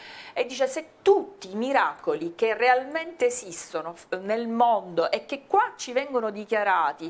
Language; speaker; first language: Italian; native; Italian